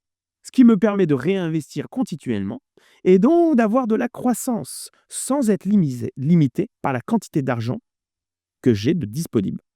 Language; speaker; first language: French; native; French